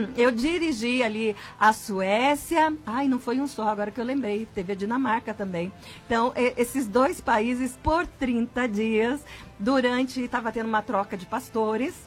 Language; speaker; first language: Portuguese; native; Portuguese